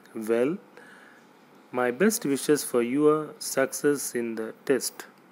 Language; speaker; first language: English; non-native, local second language; Tamil